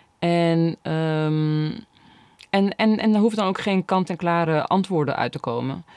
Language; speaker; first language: Dutch; early bilingual, other home language; Bosnian